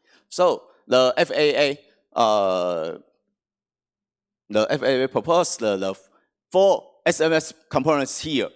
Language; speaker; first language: English; non-native, fluent; Chinese